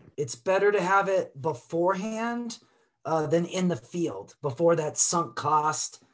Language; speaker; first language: English; native; English